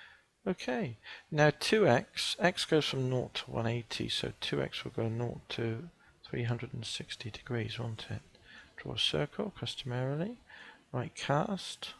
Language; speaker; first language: English; native; English